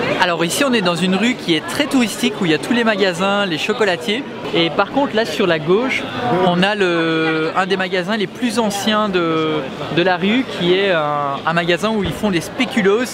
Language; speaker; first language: French; native; French